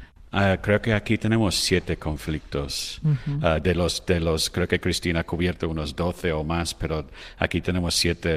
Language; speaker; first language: Spanish; non-native, fluent; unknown